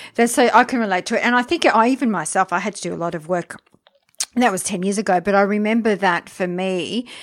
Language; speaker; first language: English; early bilingual, other home language; French